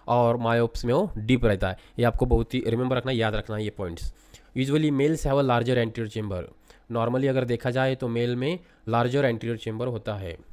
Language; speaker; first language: Hindi; non-native, local second language; Marathi